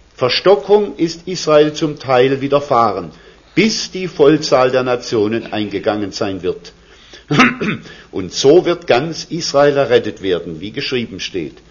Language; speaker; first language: German; native; German